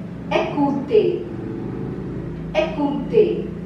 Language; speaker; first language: French; non-native, fluent; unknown